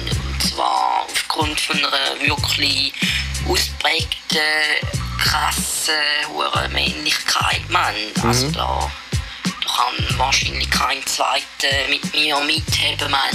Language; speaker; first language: German; native; German